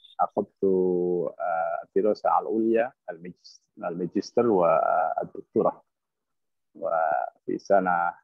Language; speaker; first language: Arabic; non-native, fluent; Indonesian